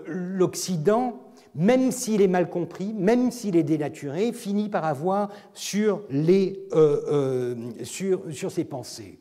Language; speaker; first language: French; non-native, fluent; Turkish